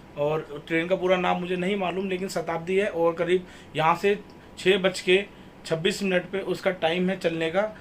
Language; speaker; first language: Hindi; native; Hindi